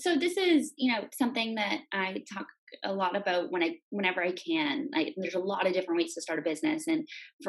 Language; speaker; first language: English; native; English